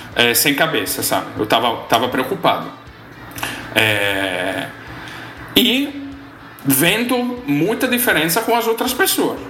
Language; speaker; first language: Portuguese; non-native, fluent; Italian